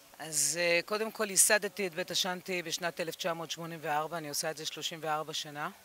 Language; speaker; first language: Hebrew; early bilingual, other home language; English